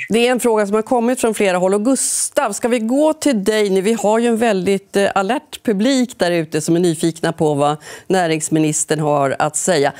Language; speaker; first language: Swedish; native; Swedish